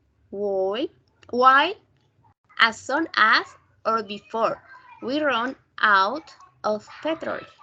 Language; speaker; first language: English; non-native, fluent; Spanish